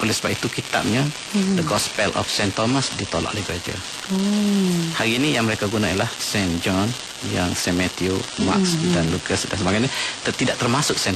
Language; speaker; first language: Malay; native; Malay